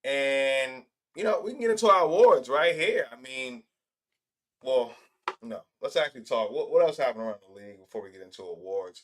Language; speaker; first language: English; native; English